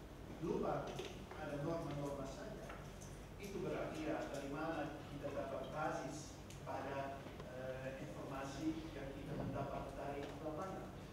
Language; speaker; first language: Indonesian; non-native, fluent; Dutch